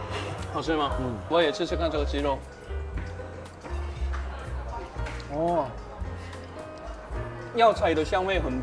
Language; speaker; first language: Chinese; non-native, fluent; Korean